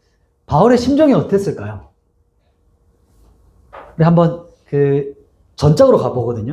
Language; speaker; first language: Korean; native; Korean